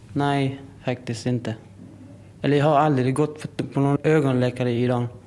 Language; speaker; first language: Swedish; non-native, learner; Persian